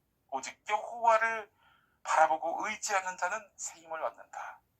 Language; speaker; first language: Korean; native; Korean